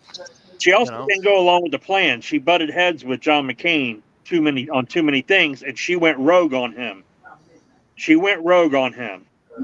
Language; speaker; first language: English; native; English